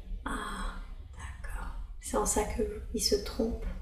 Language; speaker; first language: French; native; French